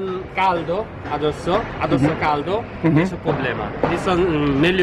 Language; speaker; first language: Italian; non-native, learner; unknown